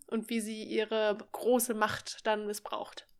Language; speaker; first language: German; native; German